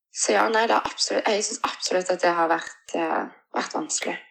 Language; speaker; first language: Norwegian; early bilingual, other home language; Portuguese